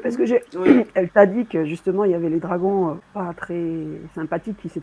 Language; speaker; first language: French; native; French